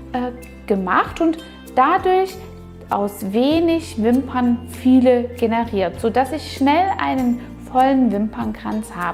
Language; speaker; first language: German; native; German